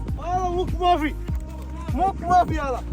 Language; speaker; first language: Arabic; non-native, learner; Malayalam